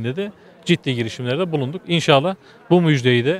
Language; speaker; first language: Turkish; native; Turkish